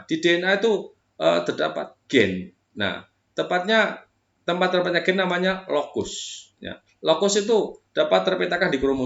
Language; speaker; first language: Indonesian; native; Indonesian